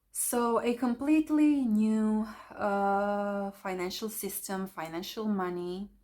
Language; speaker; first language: English; non-native, fluent; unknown